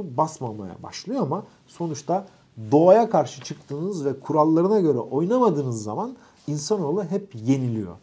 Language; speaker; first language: Turkish; native; Turkish